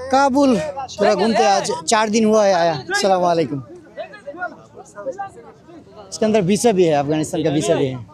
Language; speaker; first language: Hindi; non-native, learner; Bangla